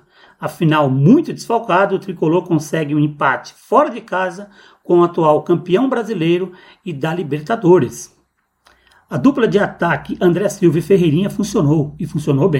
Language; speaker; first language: Portuguese; native; Portuguese